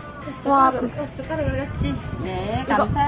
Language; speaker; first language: Korean; native; Korean